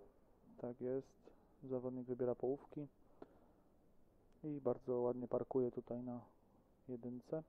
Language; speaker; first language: Polish; native; Polish